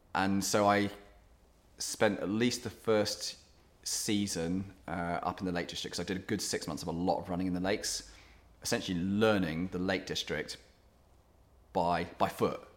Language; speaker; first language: English; native; English